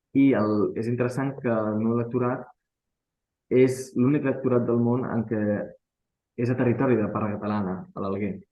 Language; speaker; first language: Catalan; native; Catalan